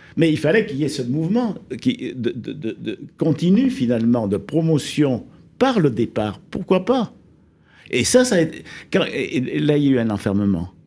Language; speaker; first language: French; native; French